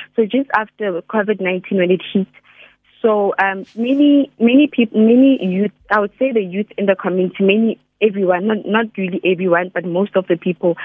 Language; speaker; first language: English; non-native, local second language; Northern Sotho